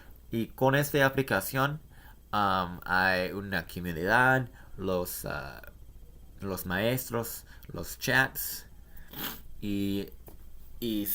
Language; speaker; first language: Spanish; non-native, learner; English